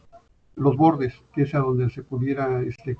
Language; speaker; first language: Spanish; native; Spanish